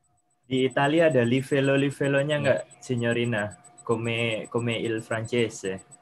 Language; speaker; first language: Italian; non-native, learner; Indonesian